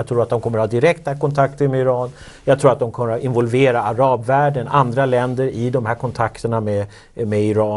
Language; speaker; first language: Swedish; native; Swedish